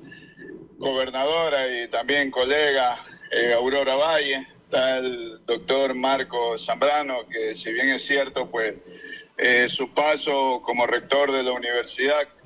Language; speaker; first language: Spanish; native; Spanish